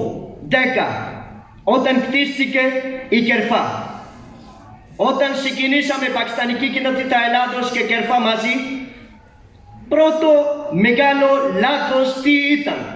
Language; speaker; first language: Greek; non-native, learner; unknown